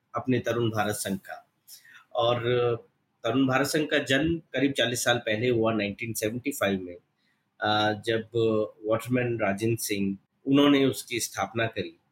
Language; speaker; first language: Hindi; native; Hindi